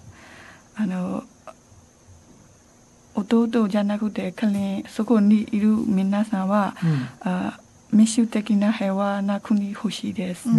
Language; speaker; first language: Japanese; non-native, learner; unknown